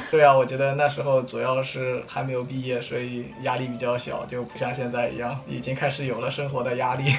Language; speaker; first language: Chinese; native; Chinese